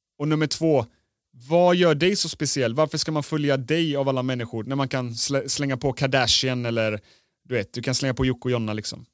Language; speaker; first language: Swedish; native; Swedish